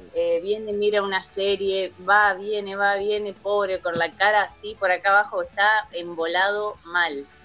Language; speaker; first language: Spanish; native; Spanish